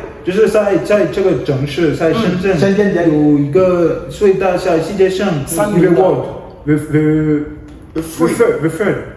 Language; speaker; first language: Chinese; non-native, learner; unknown